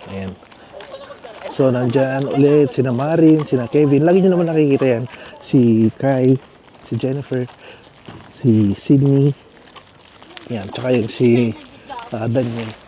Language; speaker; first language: Filipino; native; Filipino